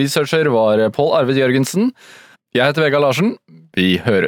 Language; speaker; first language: Norwegian; native; Norwegian